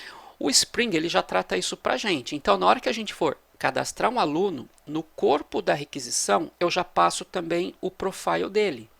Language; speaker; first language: Portuguese; native; Portuguese